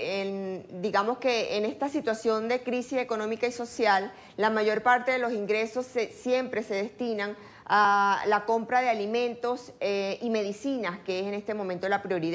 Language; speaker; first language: Spanish; native; Spanish